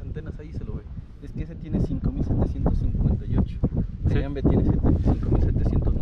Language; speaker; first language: Spanish; native; Spanish